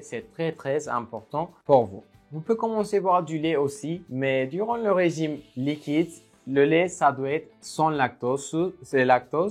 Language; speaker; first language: French; non-native, fluent; Turkish